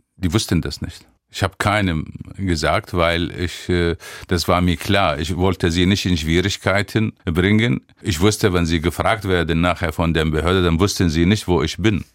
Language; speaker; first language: German; non-native, fluent; Arabic